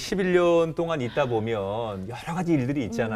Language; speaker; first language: Korean; native; Korean